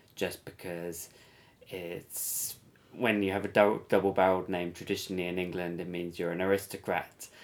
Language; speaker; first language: English; native; English